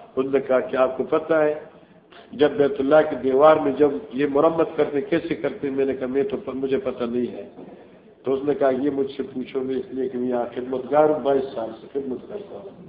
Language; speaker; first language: Urdu; non-native, local second language; Northern Hindko